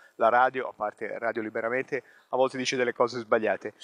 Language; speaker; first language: Italian; native; Italian